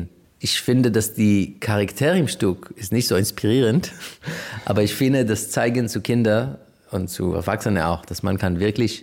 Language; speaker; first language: German; non-native, fluent; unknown